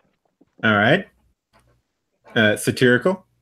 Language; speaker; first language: English; native; English